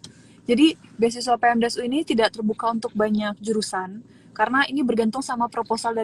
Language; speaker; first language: Indonesian; native; Indonesian